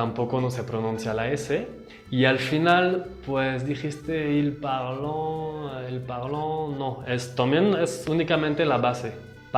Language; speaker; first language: Spanish; non-native, fluent; French